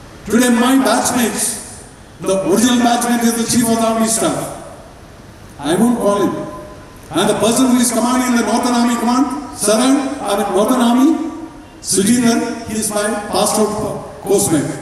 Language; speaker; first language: English; non-native, local second language; Malayalam